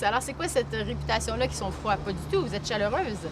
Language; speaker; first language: French; native; French